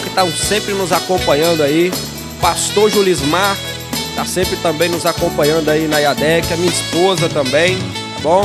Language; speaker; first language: Portuguese; native; Portuguese